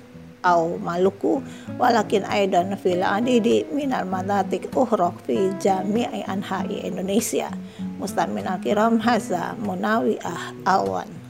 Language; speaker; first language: Arabic; non-native, fluent; Indonesian